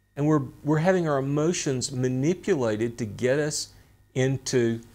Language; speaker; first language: English; native; English